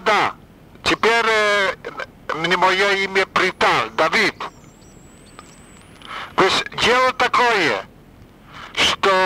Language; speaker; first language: Russian; non-native, fluent; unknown